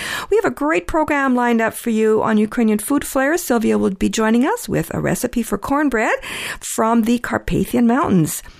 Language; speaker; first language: English; early bilingual, other home language; Ukrainian